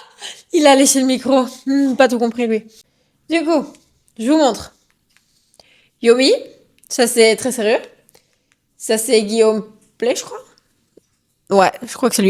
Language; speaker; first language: French; native; French